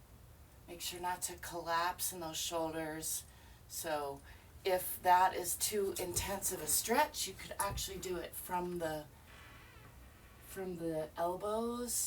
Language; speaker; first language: English; native; English